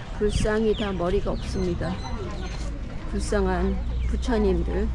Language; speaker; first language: Korean; native; Korean